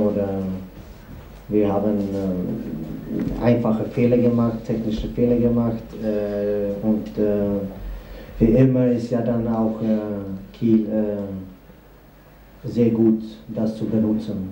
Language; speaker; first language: German; non-native, fluent; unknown